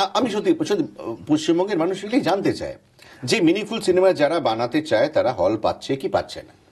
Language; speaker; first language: Bangla; native; Bangla